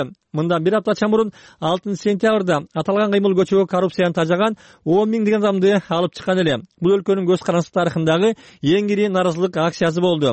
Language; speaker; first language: Kyrgyz; native; Kyrgyz